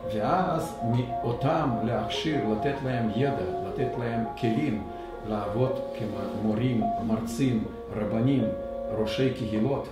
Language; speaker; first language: Hebrew; non-native, fluent; Russian